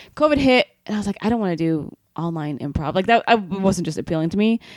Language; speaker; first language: English; non-native, fluent; Swedish